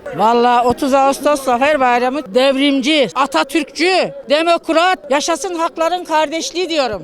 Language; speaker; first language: Turkish; native; Turkish